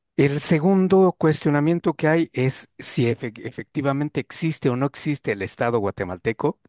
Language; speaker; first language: Spanish; non-native, local second language; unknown